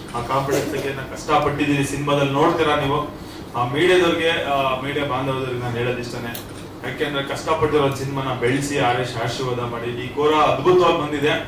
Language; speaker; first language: Kannada; native; Kannada